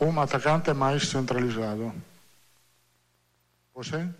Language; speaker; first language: Portuguese; non-native, learner; Italian